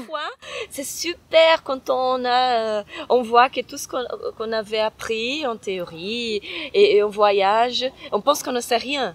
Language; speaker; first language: French; non-native, fluent; Portuguese